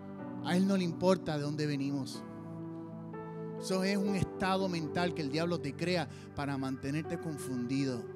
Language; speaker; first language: Spanish; native; Spanish